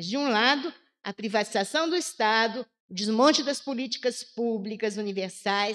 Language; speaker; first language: Portuguese; native; Portuguese